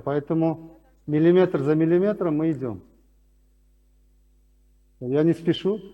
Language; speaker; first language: Russian; non-native, local second language; Uzbek